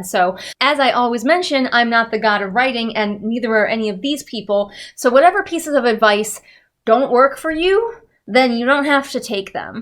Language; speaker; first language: English; native; English